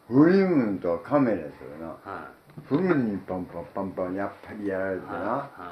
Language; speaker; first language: Japanese; native; Japanese